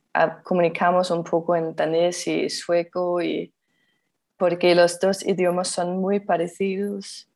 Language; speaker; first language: Spanish; non-native, fluent; Danish